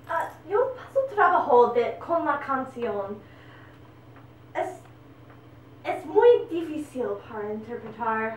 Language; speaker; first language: Spanish; non-native, learner; English